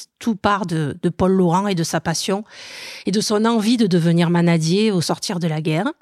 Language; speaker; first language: French; native; French